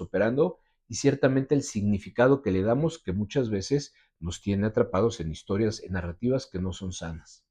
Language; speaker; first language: Spanish; native; Spanish